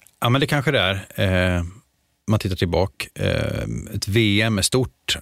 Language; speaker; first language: Swedish; native; Swedish